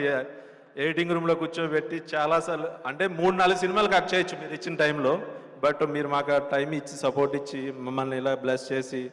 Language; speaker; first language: Telugu; native; Telugu